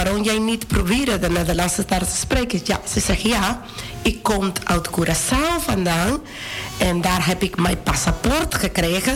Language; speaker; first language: Dutch; non-native, fluent; Spanish